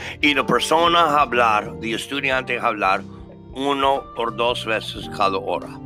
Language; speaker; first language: Spanish; non-native, learner; English